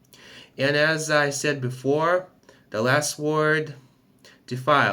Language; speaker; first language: English; non-native, fluent; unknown